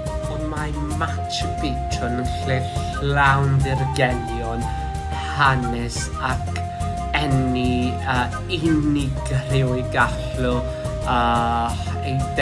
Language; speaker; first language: Welsh; non-native, learner; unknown